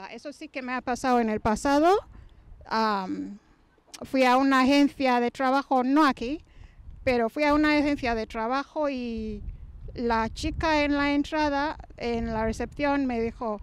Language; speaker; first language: Spanish; non-native, fluent; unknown